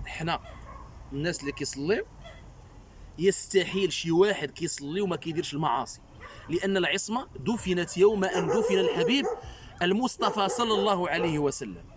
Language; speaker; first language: Arabic; native; Arabic